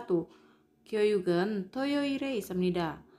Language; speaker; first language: Korean; non-native, fluent; Indonesian